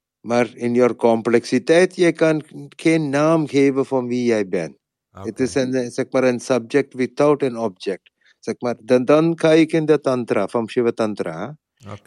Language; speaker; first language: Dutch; non-native, learner; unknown